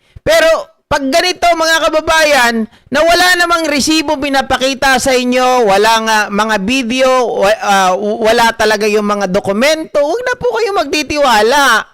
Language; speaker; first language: Filipino; native; Filipino